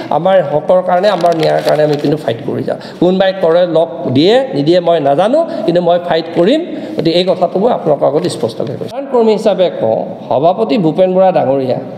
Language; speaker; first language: Assamese; non-native, local second language; Mising